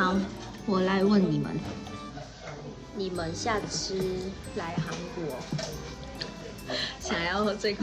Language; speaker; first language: Chinese; non-native, fluent; Korean